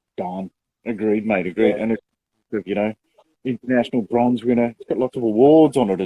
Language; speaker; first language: English; native; English